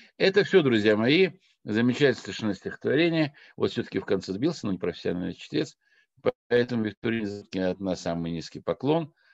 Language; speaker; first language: Russian; non-native, local second language; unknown